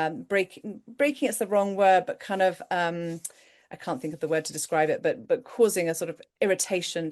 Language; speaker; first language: English; native; English